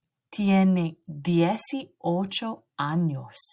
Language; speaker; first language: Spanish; non-native, learner; English